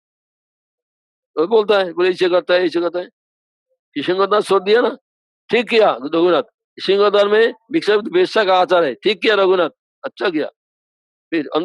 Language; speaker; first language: Hindi; non-native, local second language; Bangla